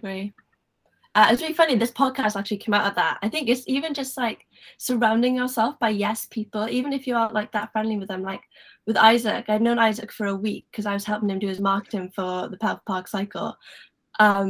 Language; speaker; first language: English; native; English